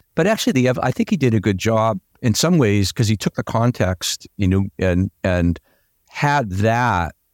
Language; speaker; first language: English; native; English